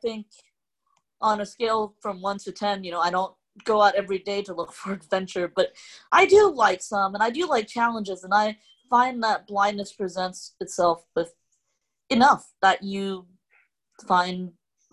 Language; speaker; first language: English; non-native, local second language; Cantonese